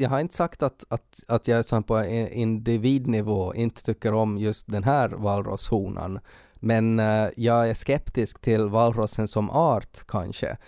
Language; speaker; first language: Swedish; native; Swedish